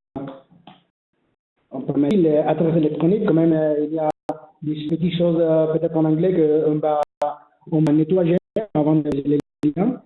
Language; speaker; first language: French; non-native, learner; Spanish